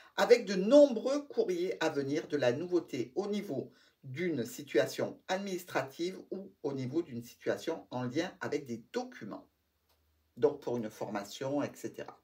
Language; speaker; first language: French; native; French